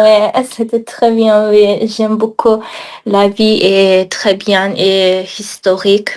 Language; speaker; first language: French; non-native, learner; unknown